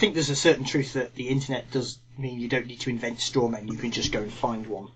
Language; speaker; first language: English; native; English